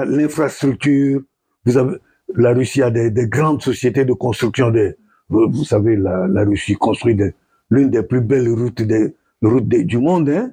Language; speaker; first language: French; non-native, local second language; Sango